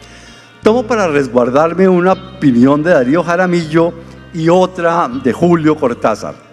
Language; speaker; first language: Spanish; native; Spanish